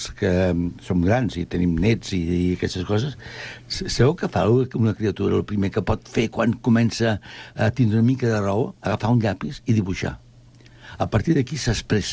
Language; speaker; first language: Catalan; native; Catalan